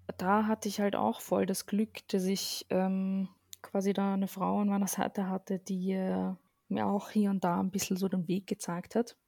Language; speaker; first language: German; early bilingual, other home language; Arabic